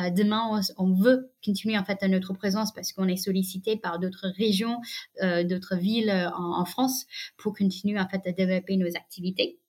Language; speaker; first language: French; non-native, fluent; English